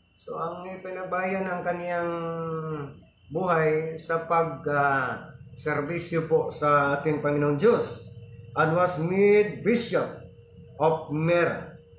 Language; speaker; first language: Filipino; non-native, local second language; Cebuano